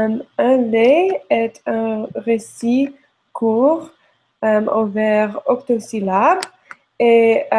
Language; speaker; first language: French; non-native, learner; English